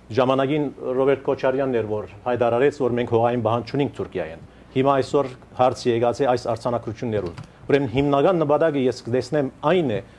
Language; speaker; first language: Armenian; early bilingual, heritage; Armenian